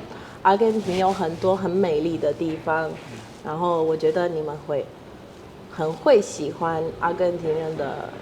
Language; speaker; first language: Chinese; non-native, fluent; Spanish